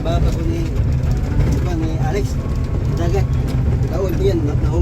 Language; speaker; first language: Filipino; non-native, local second language; Cebuano